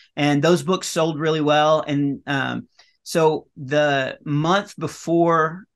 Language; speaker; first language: English; native; English